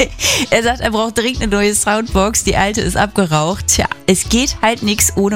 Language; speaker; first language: German; native; German